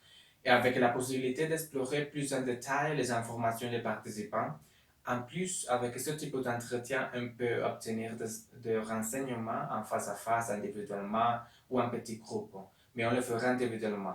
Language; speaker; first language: French; non-native, learner; Spanish